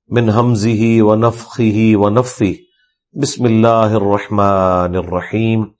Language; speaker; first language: Urdu; non-native, local second language; Punjabi